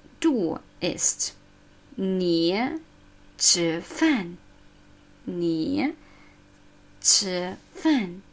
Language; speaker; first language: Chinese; non-native, fluent; German